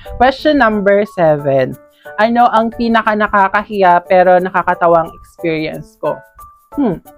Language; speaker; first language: Filipino; native; Filipino